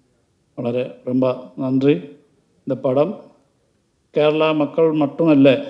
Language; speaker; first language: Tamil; non-native, learner; Malayalam